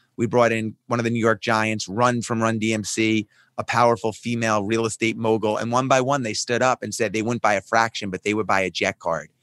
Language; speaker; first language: English; native; English